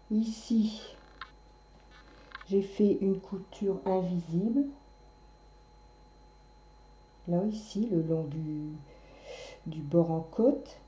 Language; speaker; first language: French; native; French